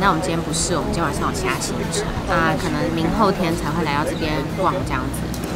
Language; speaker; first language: Chinese; native; Chinese